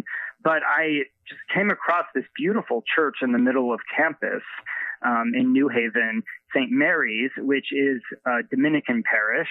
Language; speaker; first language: English; native; English